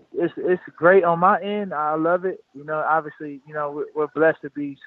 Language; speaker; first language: English; native; English